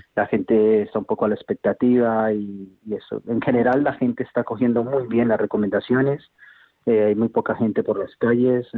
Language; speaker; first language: Spanish; native; Spanish